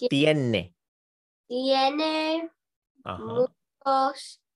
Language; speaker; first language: Spanish; non-native, learner; English